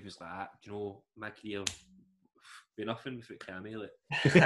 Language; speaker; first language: English; native; English